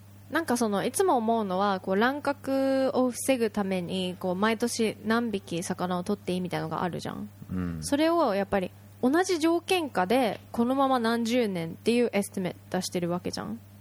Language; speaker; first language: Japanese; early bilingual, heritage; Japanese